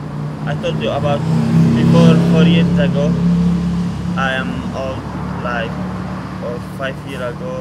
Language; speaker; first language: English; non-native, learner; Arabic